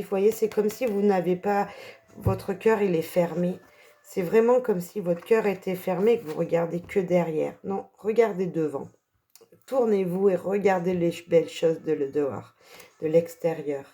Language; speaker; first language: French; native; French